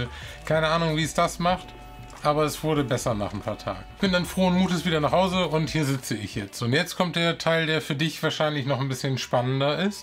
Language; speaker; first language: German; native; German